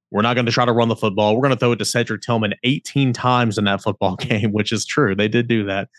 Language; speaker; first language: English; native; English